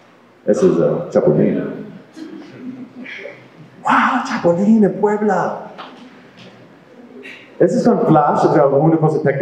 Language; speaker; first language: Spanish; non-native, fluent; English